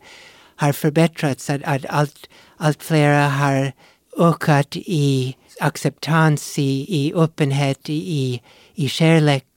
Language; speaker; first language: Swedish; non-native, fluent; English